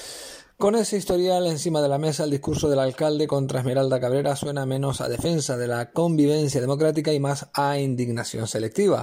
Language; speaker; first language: Spanish; native; Spanish